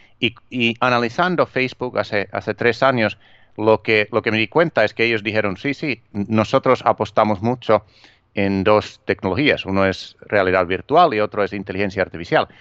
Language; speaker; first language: Spanish; non-native, fluent; Finnish